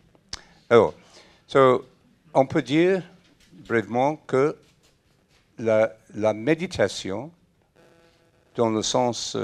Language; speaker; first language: French; non-native, fluent; English